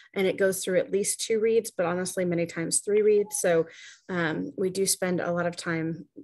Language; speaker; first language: English; native; English